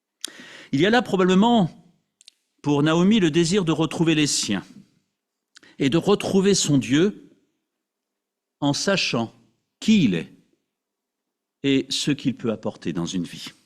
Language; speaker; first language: French; native; French